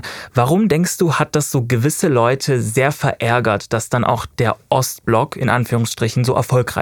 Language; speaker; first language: German; native; German